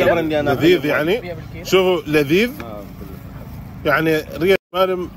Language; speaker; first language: Arabic; native; Arabic